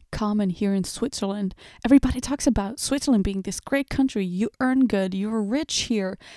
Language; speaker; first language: English; early bilingual, other home language; Portuguese